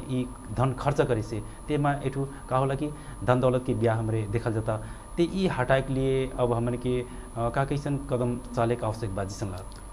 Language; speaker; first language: Bhojpuri; non-native, local second language; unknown